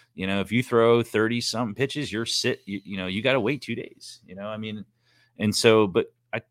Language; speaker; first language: English; native; English